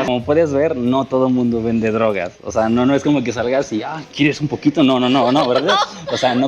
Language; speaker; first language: Spanish; native; Spanish